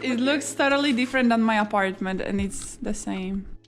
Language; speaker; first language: English; non-native, fluent; Polish